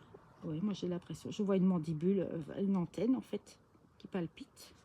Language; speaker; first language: French; native; French